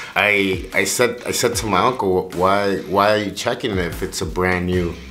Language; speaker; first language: English; early bilingual, other home language; Spanish